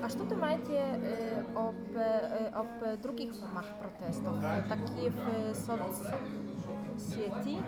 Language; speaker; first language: Russian; non-native, learner; Polish